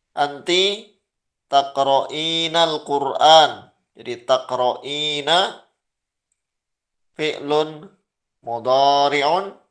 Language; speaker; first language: Arabic; non-native, fluent; Indonesian